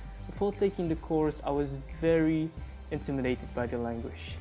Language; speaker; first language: English; non-native, local second language; Malay